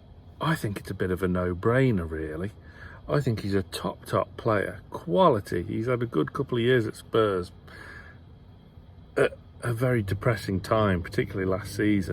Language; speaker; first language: English; native; English